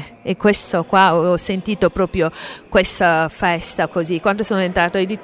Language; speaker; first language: Italian; non-native, fluent; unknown